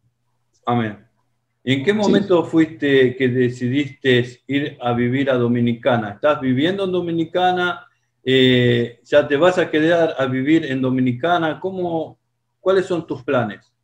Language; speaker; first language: Spanish; non-native, fluent; Portuguese